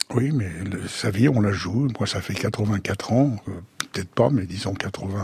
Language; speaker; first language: French; native; French